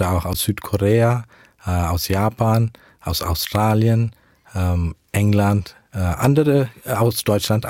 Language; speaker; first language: German; early bilingual, heritage; German